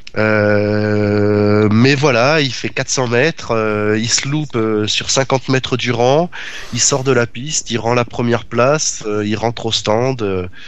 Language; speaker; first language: French; native; French